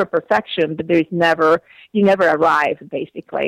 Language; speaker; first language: English; non-native, fluent; Spanish